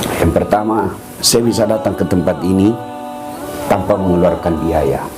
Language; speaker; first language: Indonesian; non-native, local second language; Buginese